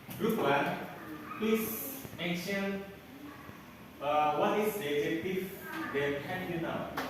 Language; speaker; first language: English; non-native, learner; Indonesian